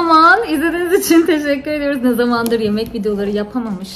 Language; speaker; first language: Turkish; native; Turkish